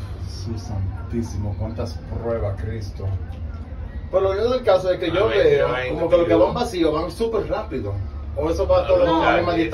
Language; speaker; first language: Spanish; native; Spanish